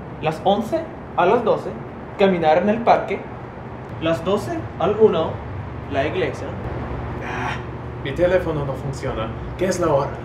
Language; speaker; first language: Spanish; non-native, learner; English